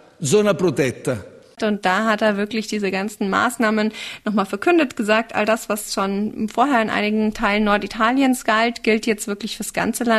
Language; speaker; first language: German; native; German